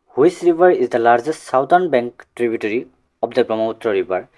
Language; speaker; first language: English; non-native, local second language; Assamese